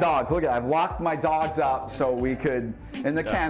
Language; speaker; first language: English; native; English